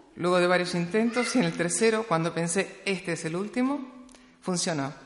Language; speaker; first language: Spanish; native; Spanish